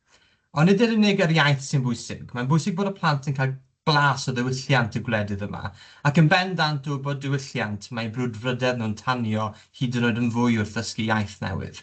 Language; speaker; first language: Welsh; native; Welsh